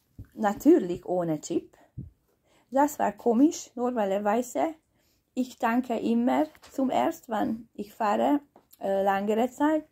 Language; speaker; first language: German; non-native, learner; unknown